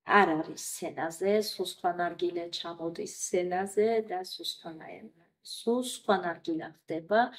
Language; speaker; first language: Georgian; non-native, local second language; Azerbaijani